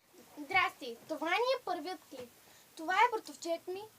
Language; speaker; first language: Bulgarian; non-native, local second language; Turkish